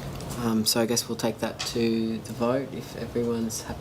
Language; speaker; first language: English; native; English